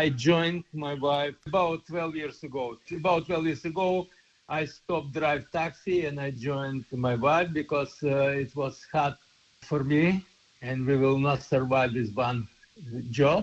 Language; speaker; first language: English; non-native, learner; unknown